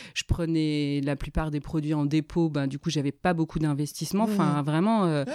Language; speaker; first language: French; native; French